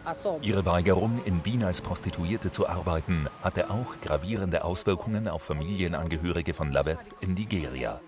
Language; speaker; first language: German; native; German